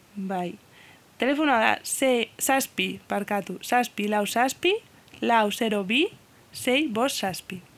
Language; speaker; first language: Basque; non-native, fluent; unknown